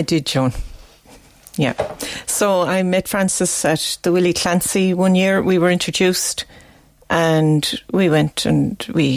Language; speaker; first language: English; native; English